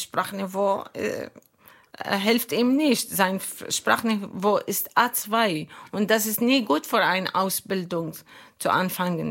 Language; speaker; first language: German; non-native, fluent; Arabic